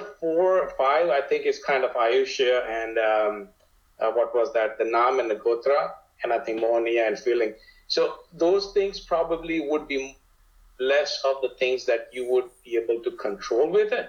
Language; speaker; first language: English; non-native, local second language; Gujarati